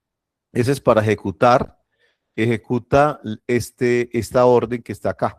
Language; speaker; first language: Spanish; native; Spanish